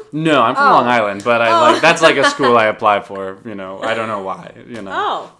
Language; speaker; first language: English; native; English